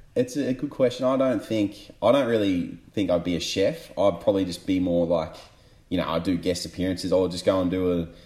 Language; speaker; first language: English; native; English